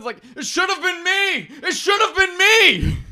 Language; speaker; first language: English; native; English